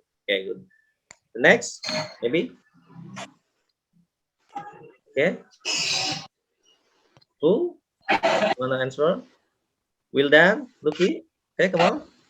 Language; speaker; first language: English; non-native, local second language; Indonesian